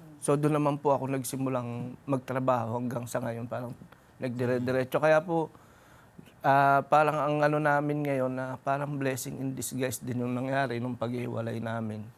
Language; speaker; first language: Filipino; native; Filipino